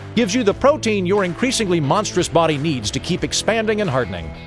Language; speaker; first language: English; native; English